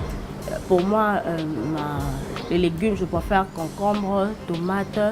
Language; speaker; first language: French; non-native, local second language; Lingala